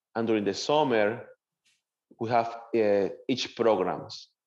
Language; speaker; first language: English; non-native, learner; Spanish